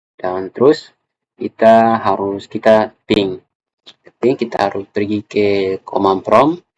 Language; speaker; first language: Indonesian; non-native, local second language; Tetum